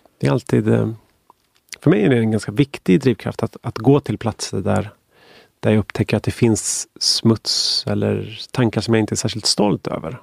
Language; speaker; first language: Swedish; native; Swedish